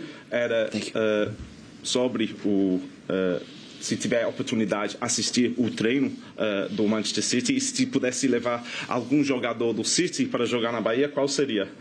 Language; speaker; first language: Portuguese; non-native, fluent; English